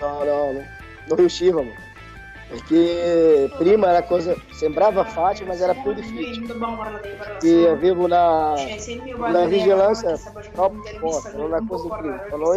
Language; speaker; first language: Italian; non-native, fluent; Portuguese